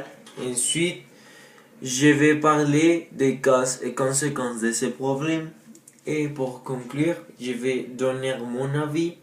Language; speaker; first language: French; non-native, learner; Spanish